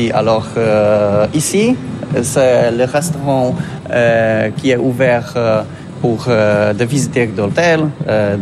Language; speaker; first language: French; non-native, learner; Polish